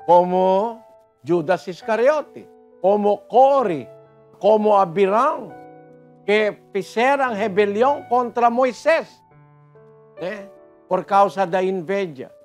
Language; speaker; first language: Portuguese; non-native, fluent; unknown